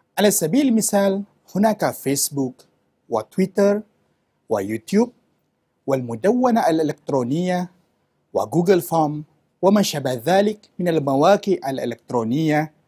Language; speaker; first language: Arabic; non-native, fluent; Malay